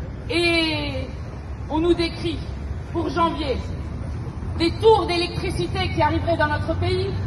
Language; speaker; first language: French; native; French